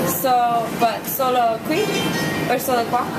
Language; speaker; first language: Italian; non-native, learner; English